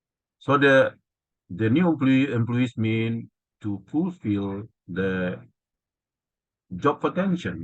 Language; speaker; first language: English; non-native, learner; Indonesian